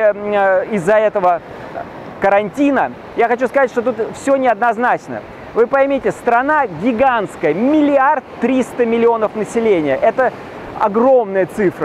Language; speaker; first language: Russian; native; Russian